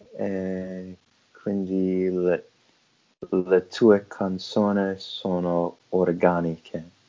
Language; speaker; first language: Italian; non-native, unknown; English